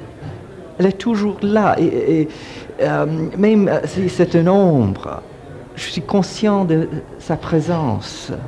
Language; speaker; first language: French; early bilingual, heritage; French